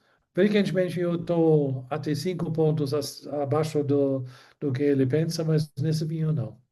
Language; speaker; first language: Portuguese; non-native, fluent; German